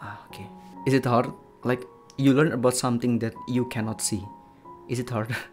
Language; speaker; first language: English; non-native, learner; Indonesian